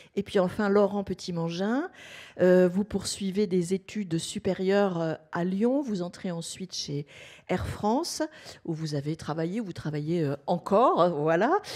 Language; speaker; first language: French; native; French